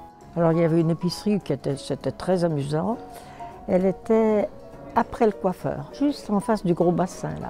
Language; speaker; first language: French; native; French